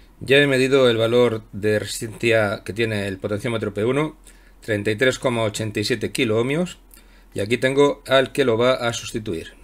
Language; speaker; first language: Spanish; native; Spanish